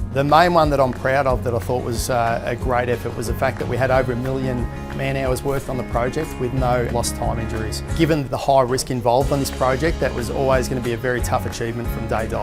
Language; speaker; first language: English; native; English